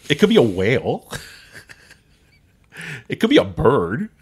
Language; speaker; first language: English; early bilingual, other home language; Spanish